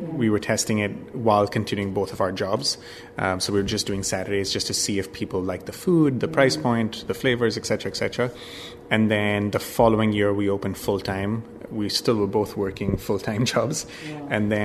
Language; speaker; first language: English; non-native, local second language; Bangla